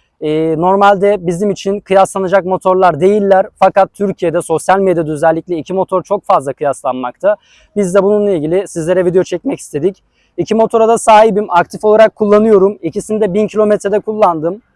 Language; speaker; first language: Turkish; native; Turkish